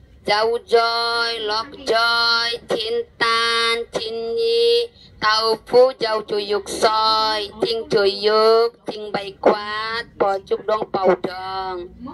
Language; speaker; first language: Chinese; non-native, learner; Indonesian